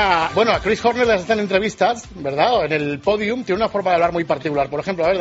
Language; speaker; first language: Spanish; native; Spanish